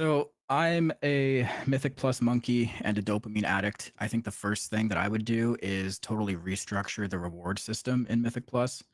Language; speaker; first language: English; native; English